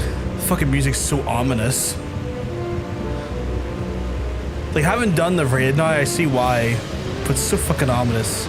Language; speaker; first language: English; native; English